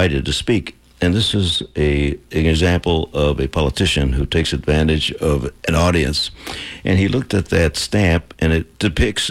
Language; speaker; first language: English; non-native, local second language; Spanish